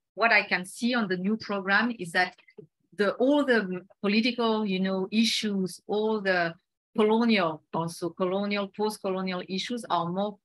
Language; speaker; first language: English; non-native, fluent; French